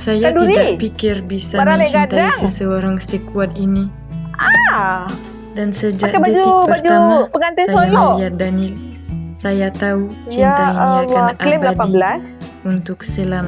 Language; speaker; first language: Indonesian; non-native, fluent; French